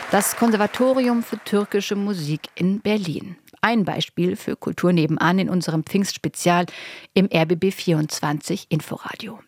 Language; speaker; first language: German; native; German